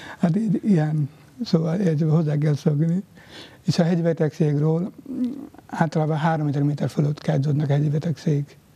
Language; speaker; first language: Hungarian; non-native, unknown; Nepali